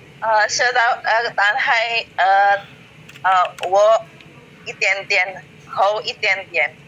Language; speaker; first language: Cantonese; non-native, learner; Indonesian